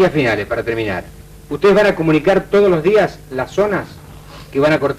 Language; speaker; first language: Spanish; native; Spanish